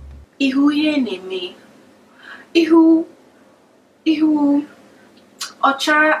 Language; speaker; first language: Igbo; early bilingual, heritage; English